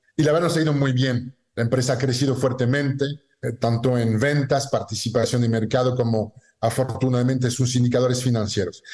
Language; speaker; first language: Spanish; non-native, fluent; French